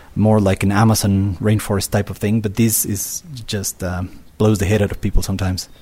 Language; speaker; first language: English; non-native, fluent; Spanish